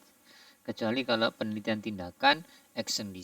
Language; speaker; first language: Indonesian; native; Indonesian